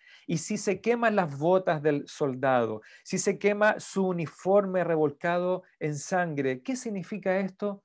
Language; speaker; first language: Spanish; native; Spanish